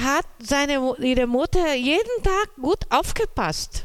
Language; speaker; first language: German; non-native, learner; Portuguese